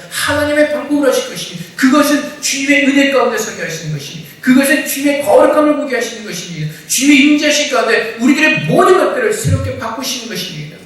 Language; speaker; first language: Korean; native; Korean